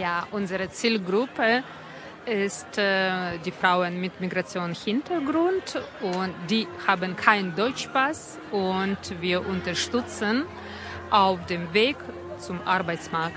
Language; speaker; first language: German; non-native, fluent; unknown